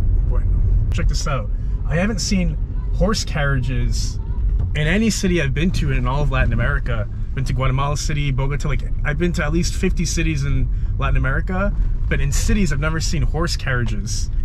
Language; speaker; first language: English; native; English